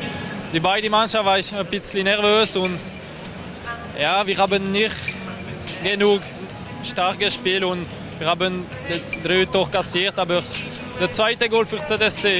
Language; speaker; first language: German; non-native, learner; French